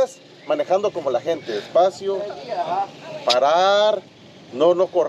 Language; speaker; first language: Spanish; native; Spanish